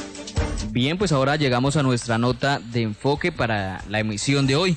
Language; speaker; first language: Spanish; native; Spanish